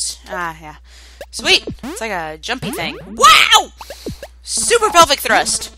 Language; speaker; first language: English; native; English